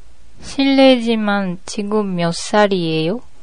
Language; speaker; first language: Korean; non-native, learner; Japanese